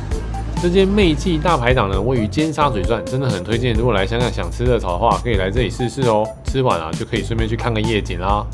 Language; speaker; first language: Chinese; native; Chinese